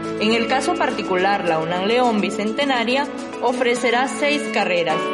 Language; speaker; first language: Spanish; native; Spanish